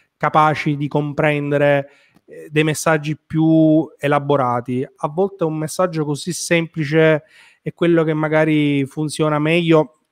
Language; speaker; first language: Italian; native; Italian